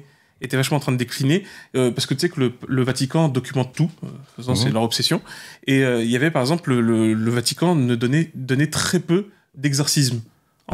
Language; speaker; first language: French; native; French